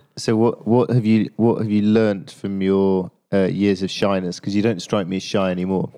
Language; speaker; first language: English; native; English